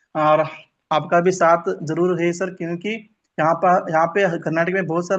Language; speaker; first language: Hindi; non-native, local second language; Kannada